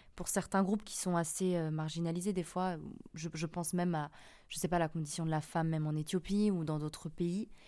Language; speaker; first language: French; native; French